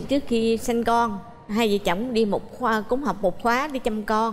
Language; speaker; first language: Vietnamese; native; Vietnamese